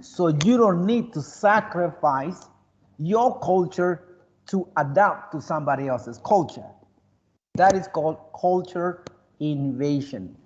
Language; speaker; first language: English; non-native, fluent; Spanish